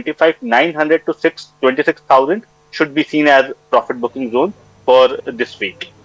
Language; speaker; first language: English; non-native, local second language; Hindi